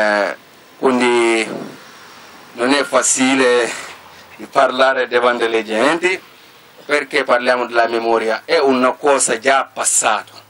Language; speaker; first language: Italian; non-native, learner; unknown